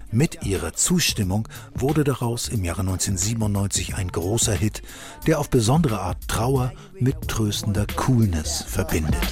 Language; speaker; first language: German; native; German